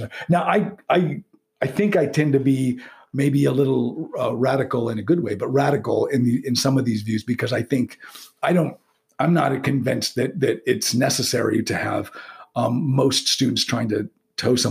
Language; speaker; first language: English; native; English